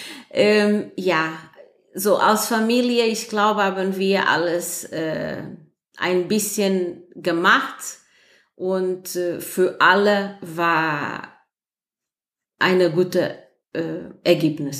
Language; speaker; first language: German; non-native, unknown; Portuguese